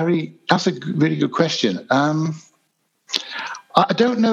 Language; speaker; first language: English; native; English